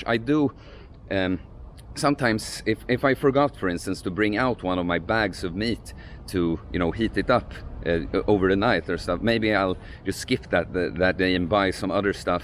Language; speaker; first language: English; non-native, fluent; Swedish